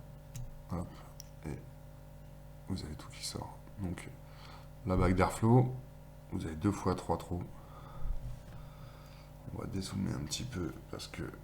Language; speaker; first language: French; native; French